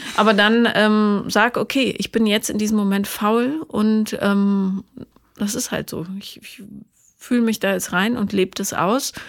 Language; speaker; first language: German; native; German